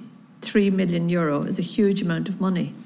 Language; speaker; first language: English; native; English